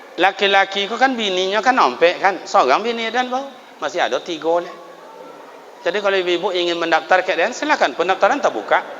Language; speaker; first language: Malay; non-native, local second language; Minangkabau